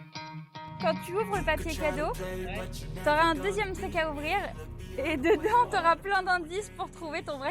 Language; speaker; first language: French; native; French